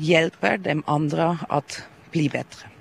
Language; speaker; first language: Swedish; non-native, learner; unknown